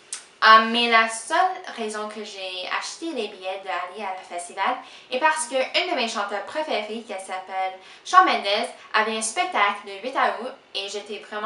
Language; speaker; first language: French; non-native, local second language; English